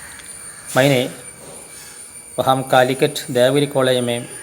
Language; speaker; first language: Hindi; non-native, local second language; Malayalam